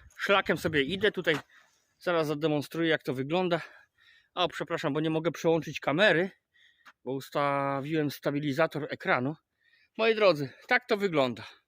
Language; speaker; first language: Polish; native; Polish